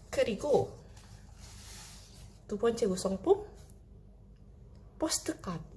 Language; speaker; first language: Korean; non-native, fluent; Indonesian